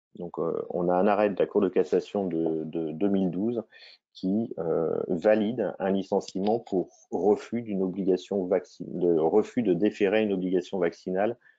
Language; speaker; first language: French; native; French